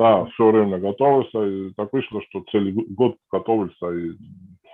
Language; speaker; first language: Russian; non-native, fluent; Georgian